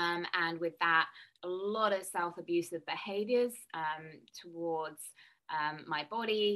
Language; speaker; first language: English; native; English